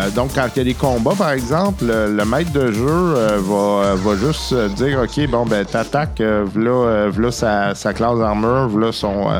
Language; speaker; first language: French; native; French